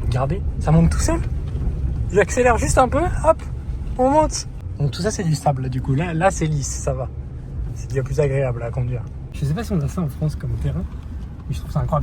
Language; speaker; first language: French; native; French